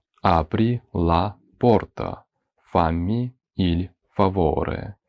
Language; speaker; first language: Italian; non-native, fluent; Ukrainian